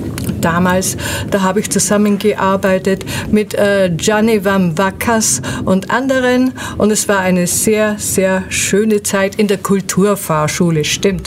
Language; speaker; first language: German; native; German